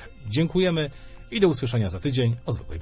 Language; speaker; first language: Polish; native; Polish